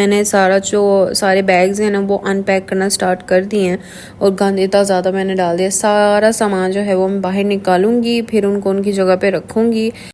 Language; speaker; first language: Urdu; native; Urdu